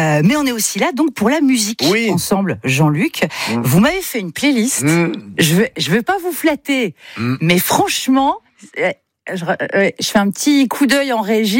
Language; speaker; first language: French; native; French